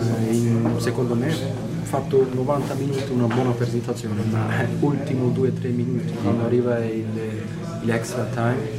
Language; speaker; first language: Italian; non-native, learner; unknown